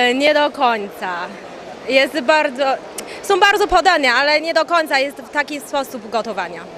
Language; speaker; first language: Polish; non-native, fluent; Chinese